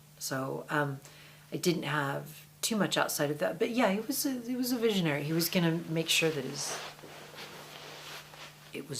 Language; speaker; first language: English; native; English